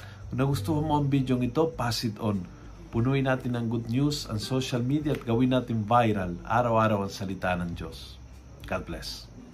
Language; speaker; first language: Filipino; native; Filipino